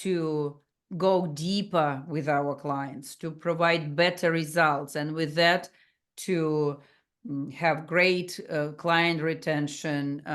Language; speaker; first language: English; non-native, fluent; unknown